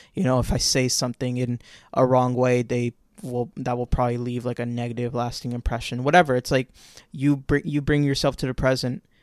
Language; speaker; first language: English; native; English